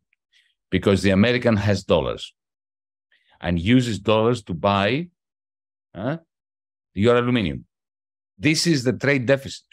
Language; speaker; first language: English; non-native, fluent; Greek